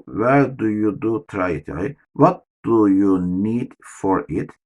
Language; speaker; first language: English; non-native, fluent; Turkish